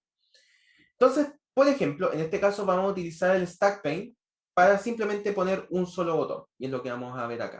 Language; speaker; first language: Spanish; native; Spanish